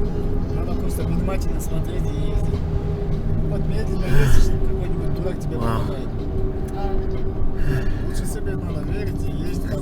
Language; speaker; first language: Russian; non-native, local second language; Kyrgyz